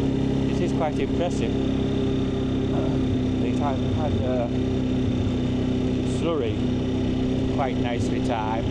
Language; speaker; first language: English; native; English